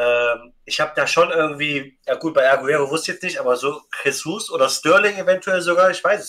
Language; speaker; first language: German; native; German